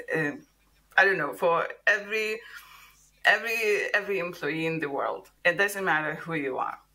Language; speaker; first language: English; non-native, fluent; Lithuanian